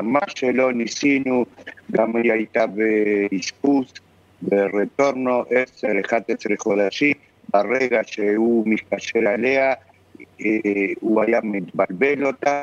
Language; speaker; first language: Hebrew; non-native, fluent; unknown